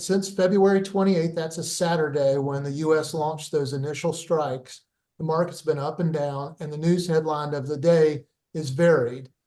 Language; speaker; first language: English; native; English